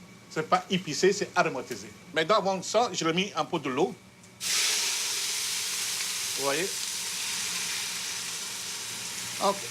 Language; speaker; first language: French; non-native, fluent; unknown